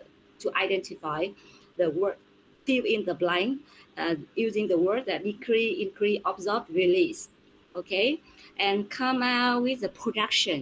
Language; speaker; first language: English; non-native, fluent; Vietnamese